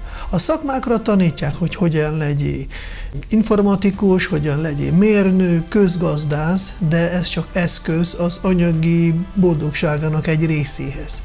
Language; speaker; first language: Hungarian; non-native, fluent; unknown